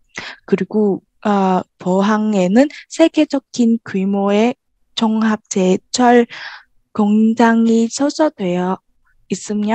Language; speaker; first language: Korean; non-native, learner; Vietnamese